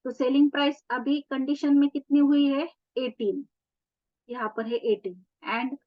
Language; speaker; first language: Hindi; non-native, local second language; Marathi